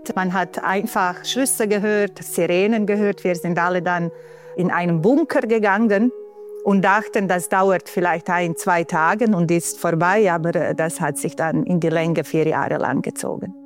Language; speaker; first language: German; non-native, fluent; Bosnian